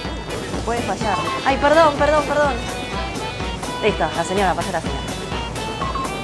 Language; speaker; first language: Spanish; early bilingual, other home language; Chinese